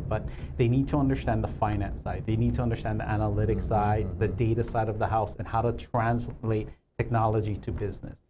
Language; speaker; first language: English; native; English